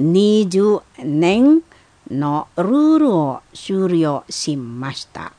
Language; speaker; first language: Japanese; non-native, learner; Indonesian